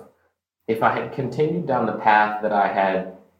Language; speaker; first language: English; native; English